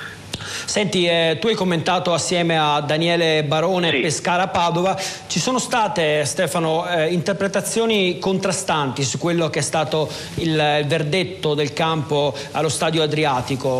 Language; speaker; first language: Italian; native; Italian